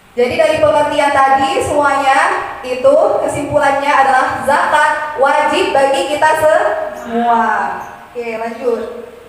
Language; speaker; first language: Indonesian; non-native, local second language; Madurese